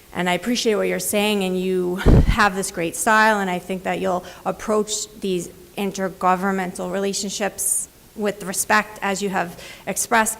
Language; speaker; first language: English; native; English